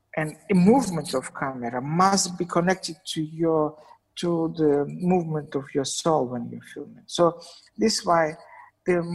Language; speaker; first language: English; non-native, fluent; Russian